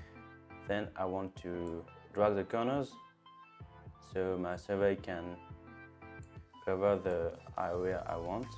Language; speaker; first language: English; non-native, fluent; French